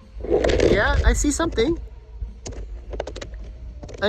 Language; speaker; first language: English; non-native, learner; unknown